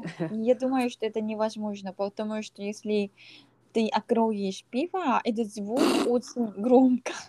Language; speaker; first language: Russian; non-native, learner; Korean